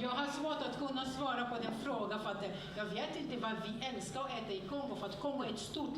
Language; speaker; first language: Swedish; non-native, fluent; French